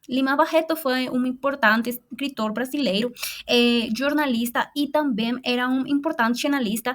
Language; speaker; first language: Portuguese; non-native, fluent; Spanish